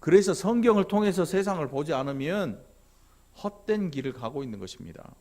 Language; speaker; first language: Korean; native; Korean